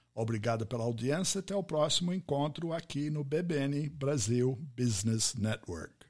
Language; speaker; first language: Portuguese; non-native, fluent; English